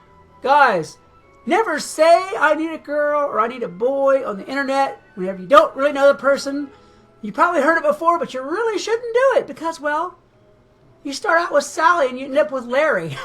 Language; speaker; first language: English; native; English